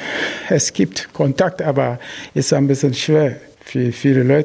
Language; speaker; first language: German; non-native, learner; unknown